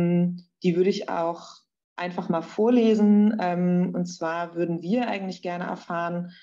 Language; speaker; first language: German; native; German